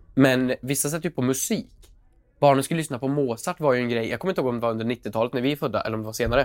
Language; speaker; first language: Swedish; native; Swedish